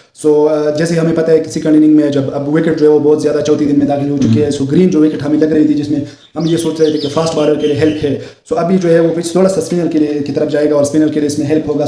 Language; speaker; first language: Urdu; native; Urdu